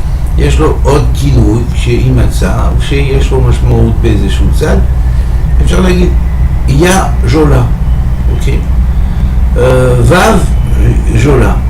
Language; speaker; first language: Hebrew; non-native, fluent; French